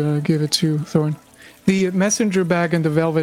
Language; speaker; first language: English; non-native, fluent; German